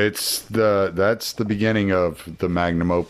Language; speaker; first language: English; native; English